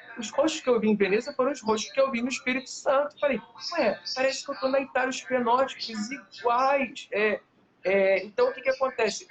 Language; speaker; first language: Portuguese; native; Portuguese